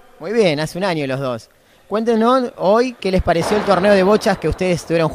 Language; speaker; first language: Spanish; native; Spanish